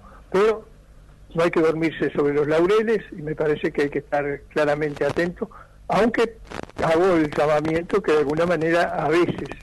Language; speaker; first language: Spanish; native; Spanish